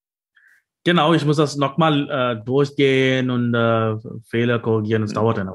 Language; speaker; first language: German; non-native, fluent; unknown